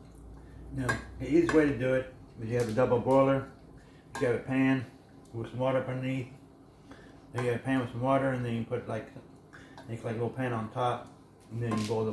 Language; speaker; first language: English; native; English